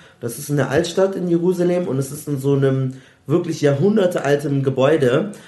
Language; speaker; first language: German; early bilingual, other home language; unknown